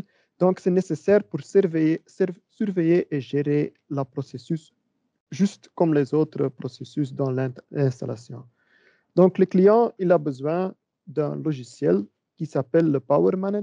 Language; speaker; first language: French; non-native, learner; Dutch